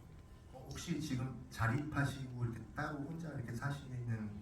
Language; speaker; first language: Korean; native; Korean